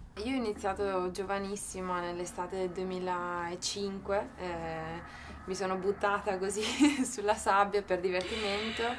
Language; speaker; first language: Italian; native; Italian